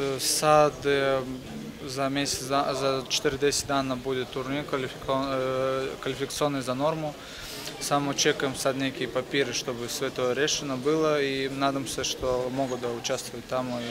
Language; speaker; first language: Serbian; non-native, learner; Russian